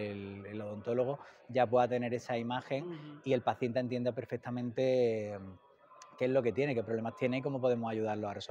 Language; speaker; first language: Spanish; native; Spanish